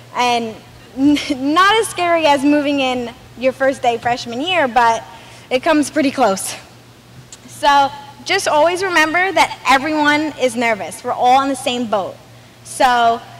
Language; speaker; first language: English; native; English